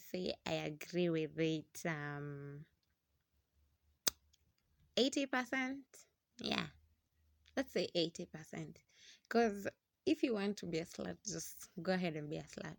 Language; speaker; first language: English; non-native, local second language; Swahili